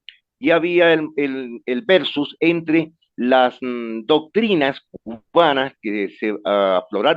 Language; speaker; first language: Spanish; native; Spanish